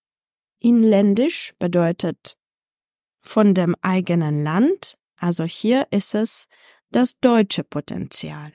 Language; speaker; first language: German; non-native, fluent; Czech